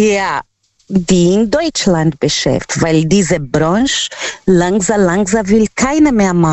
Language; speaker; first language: German; non-native, fluent; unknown